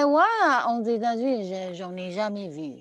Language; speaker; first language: French; non-native, learner; Chinese